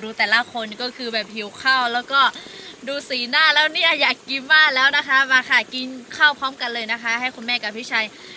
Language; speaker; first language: Thai; non-native, local second language; Lahu